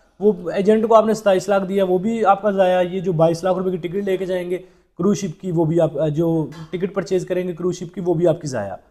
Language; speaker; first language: Urdu; native; Urdu